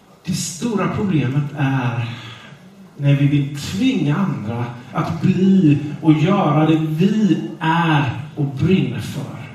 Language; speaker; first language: Swedish; non-native, fluent; English